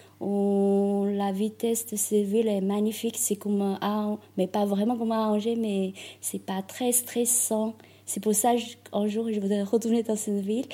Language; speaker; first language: French; non-native, fluent; Chinese